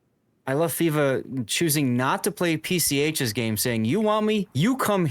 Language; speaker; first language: English; native; English